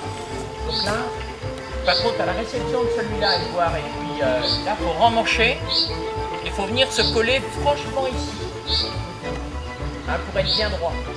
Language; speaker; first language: French; native; French